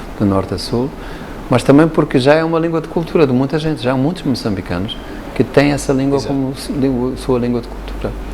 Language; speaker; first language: Portuguese; native; Portuguese